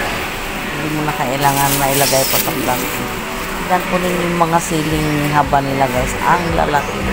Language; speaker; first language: Filipino; native; Filipino